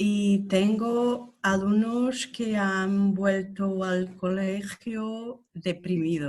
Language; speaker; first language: Spanish; non-native, fluent; Portuguese